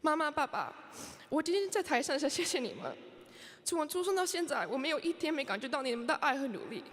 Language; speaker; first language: Chinese; early bilingual, heritage; Chinese